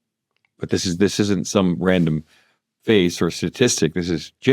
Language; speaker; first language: English; native; English